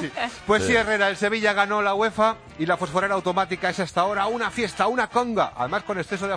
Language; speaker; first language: Spanish; native; Spanish